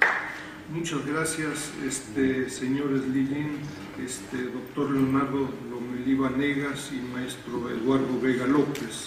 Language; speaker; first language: Spanish; native; Spanish